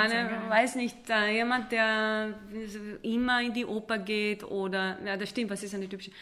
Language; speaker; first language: German; non-native, fluent; Hebrew